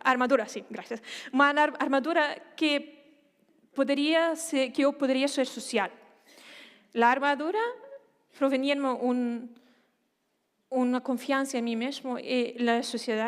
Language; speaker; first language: Spanish; non-native, fluent; Danish